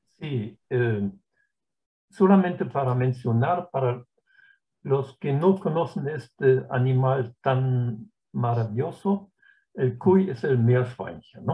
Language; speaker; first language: Spanish; non-native, fluent; German